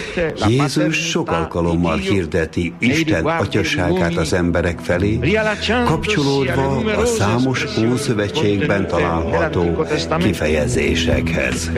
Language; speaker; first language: Hungarian; native; Hungarian